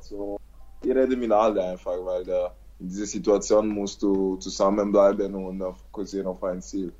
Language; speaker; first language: German; non-native, learner; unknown